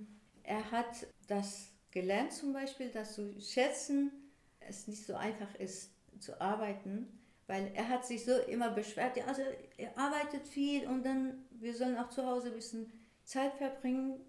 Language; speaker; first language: German; non-native, fluent; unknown